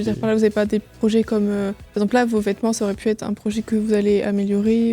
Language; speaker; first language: French; native; French